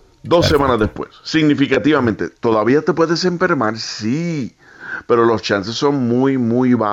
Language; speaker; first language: Spanish; early bilingual, heritage; Spanish